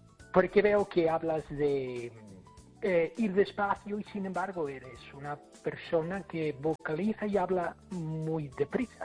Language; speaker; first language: Spanish; non-native, fluent; English